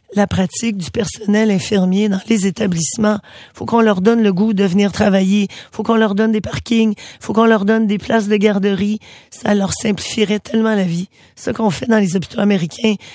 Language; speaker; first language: French; native; French